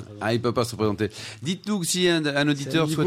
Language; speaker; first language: French; native; French